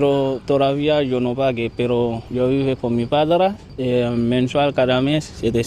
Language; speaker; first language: Spanish; non-native, learner; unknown